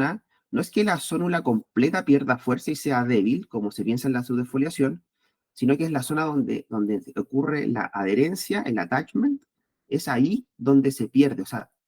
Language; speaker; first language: Spanish; native; Spanish